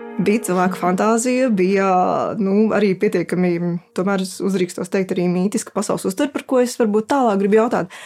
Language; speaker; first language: Latvian; native; Latvian